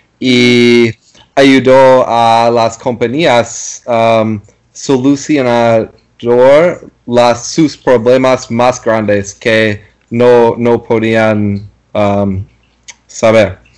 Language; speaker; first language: Spanish; non-native, learner; English